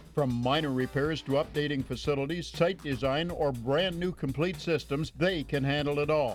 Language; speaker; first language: English; native; English